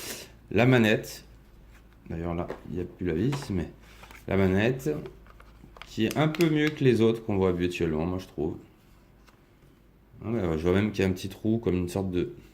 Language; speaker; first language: French; native; French